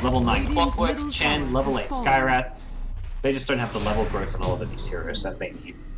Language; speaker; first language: English; native; English